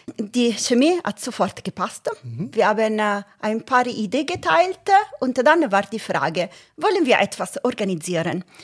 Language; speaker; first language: German; non-native, fluent; Italian